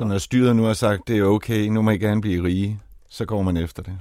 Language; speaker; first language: Danish; native; Danish